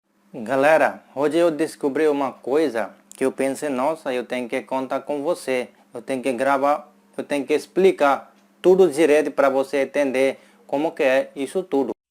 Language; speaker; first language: Portuguese; non-native, fluent; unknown